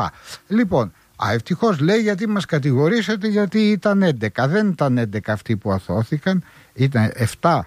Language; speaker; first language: Greek; native; Greek